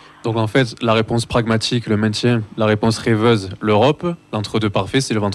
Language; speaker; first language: French; native; French